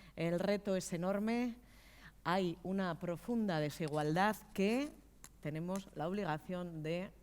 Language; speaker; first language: Spanish; native; Spanish